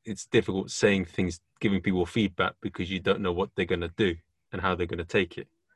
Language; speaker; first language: English; native; English